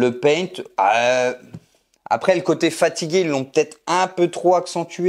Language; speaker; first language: French; native; French